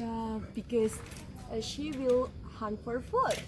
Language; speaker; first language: English; non-native, learner; Indonesian